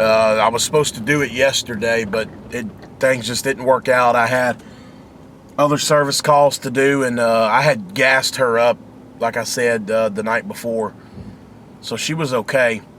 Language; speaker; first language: English; native; English